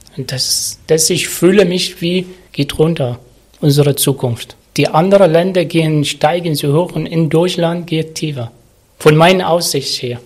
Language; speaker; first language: German; non-native, learner; Arabic